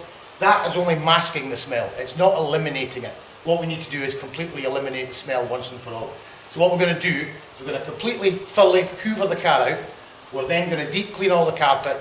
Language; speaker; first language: English; native; English